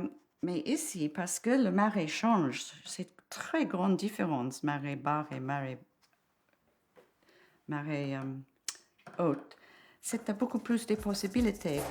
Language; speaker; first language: French; non-native, learner; English